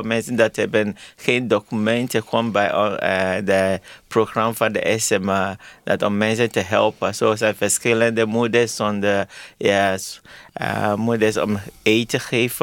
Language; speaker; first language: Dutch; non-native, learner; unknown